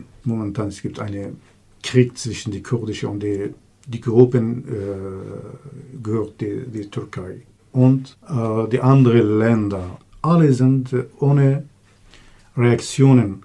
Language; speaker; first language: German; non-native, learner; Kurdish